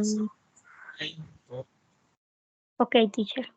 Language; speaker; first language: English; non-native, learner; Spanish